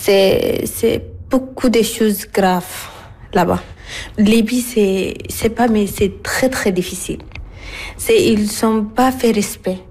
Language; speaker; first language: French; non-native, learner; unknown